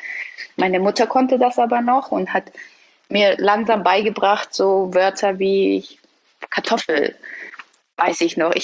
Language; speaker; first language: German; early bilingual, other home language; Persian